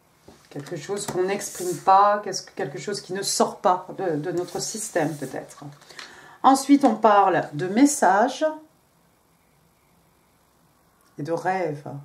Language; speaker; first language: French; native; French